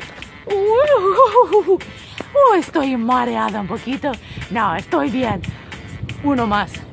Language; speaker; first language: Spanish; non-native, fluent; English